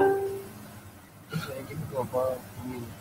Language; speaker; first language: English; non-native, learner; Vietnamese